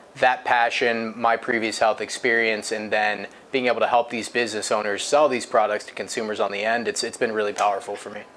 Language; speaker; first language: English; native; English